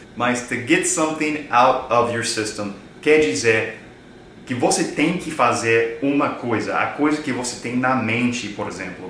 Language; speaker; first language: Portuguese; non-native, fluent; English